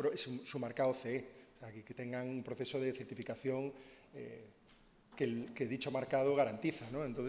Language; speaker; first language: Spanish; native; Spanish